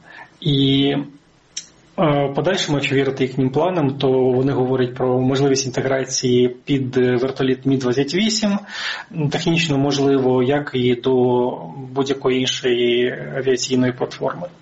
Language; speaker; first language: Ukrainian; native; Ukrainian